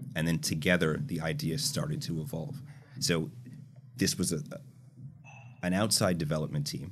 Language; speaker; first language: English; native; English